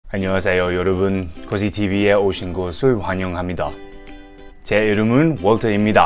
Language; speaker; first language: Korean; early bilingual, heritage; English